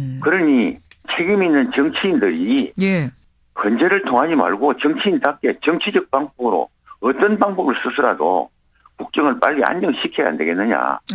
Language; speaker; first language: Korean; native; Korean